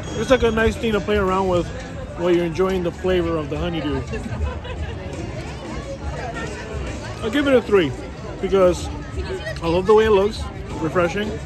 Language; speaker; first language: English; early bilingual, other home language; Spanish